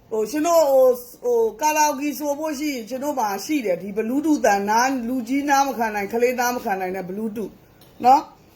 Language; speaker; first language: Burmese; native; Burmese